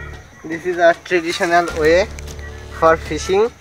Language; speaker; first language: English; non-native, local second language; Bangla